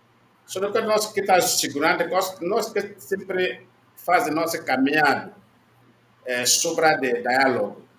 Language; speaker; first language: Portuguese; non-native, learner; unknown